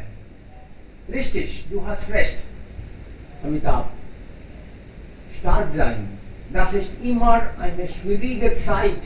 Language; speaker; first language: German; non-native, fluent; Hindi